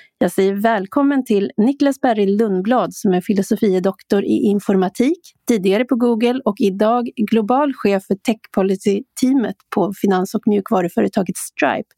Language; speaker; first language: Swedish; native; Swedish